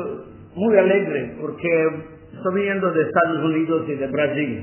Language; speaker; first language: Spanish; non-native, learner; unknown